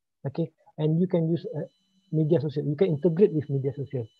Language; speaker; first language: English; non-native, local second language; Malay